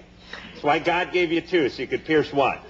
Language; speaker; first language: English; native; English